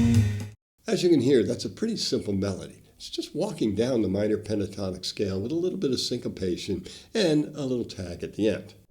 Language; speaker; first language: English; native; English